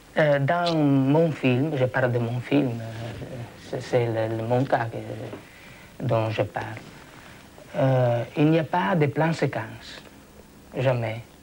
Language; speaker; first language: French; non-native, fluent; Italian